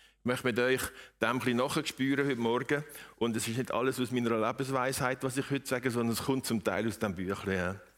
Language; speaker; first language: German; native; German